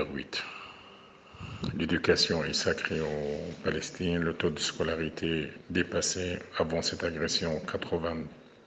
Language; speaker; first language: French; non-native, fluent; Arabic